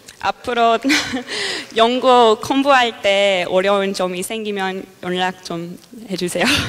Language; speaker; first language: Korean; non-native, fluent; English